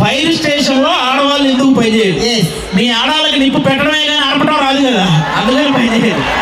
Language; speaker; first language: Telugu; native; Telugu